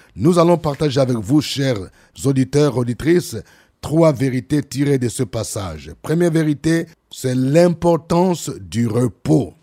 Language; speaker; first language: French; non-native, local second language; Lingala